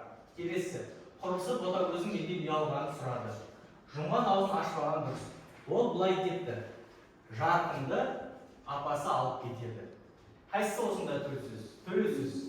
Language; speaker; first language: Kazakh; native; Kazakh